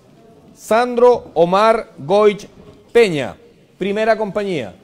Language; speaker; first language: Spanish; native; Spanish